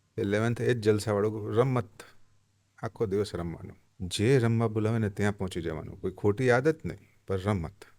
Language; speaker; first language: Gujarati; non-native, local second language; Hindi